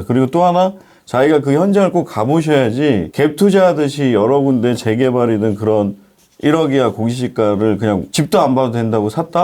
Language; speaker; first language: Korean; native; Korean